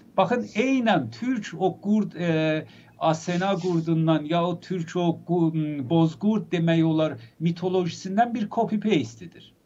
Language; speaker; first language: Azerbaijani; native; Azerbaijani